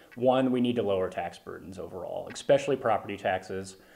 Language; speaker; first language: English; native; English